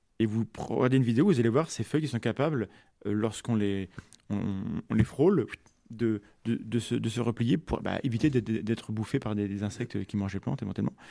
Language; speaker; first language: French; native; French